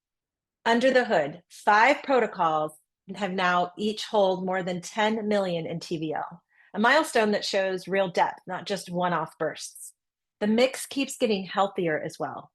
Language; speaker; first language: English; native; English